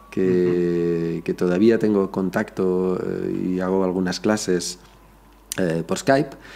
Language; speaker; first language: Spanish; native; Spanish